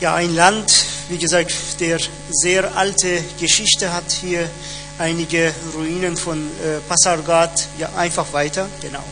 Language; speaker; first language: German; non-native, fluent; Persian